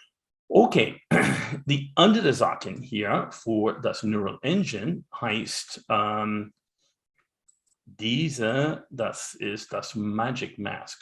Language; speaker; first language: German; non-native, learner; English